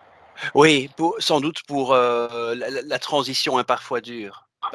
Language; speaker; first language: French; native; French